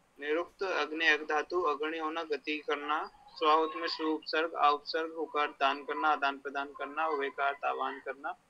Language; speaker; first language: Hindi; native; Hindi